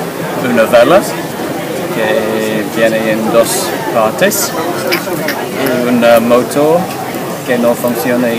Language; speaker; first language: Spanish; non-native, learner; English